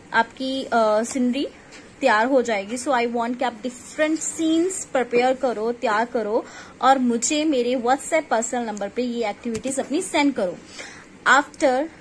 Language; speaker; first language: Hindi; non-native, local second language; Punjabi